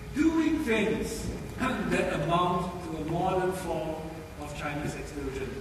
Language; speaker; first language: English; early bilingual, other home language; Chinese